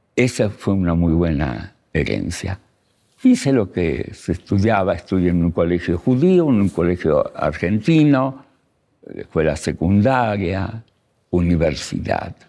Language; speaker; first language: Spanish; early bilingual, other home language; Russian